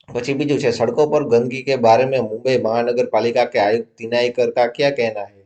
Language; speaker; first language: Hindi; non-native, local second language; Gujarati